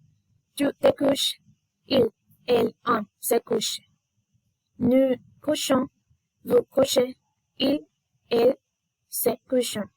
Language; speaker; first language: French; non-native, learner; Spanish